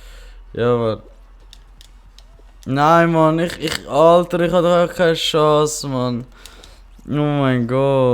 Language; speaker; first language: German; non-native, local second language; Swiss German